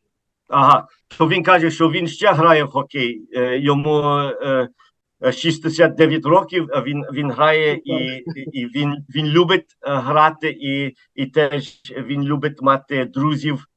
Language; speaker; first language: Ukrainian; early bilingual, heritage; Ukrainian